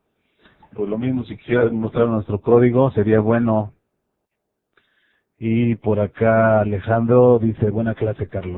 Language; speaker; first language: Spanish; native; Spanish